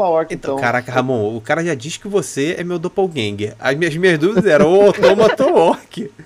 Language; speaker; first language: Portuguese; native; Portuguese